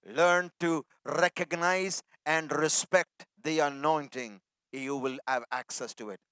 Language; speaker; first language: English; non-native, local second language; Tamil